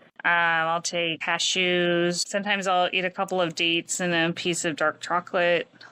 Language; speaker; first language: English; native; English